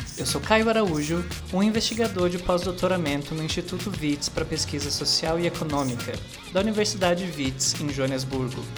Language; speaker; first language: Portuguese; native; Portuguese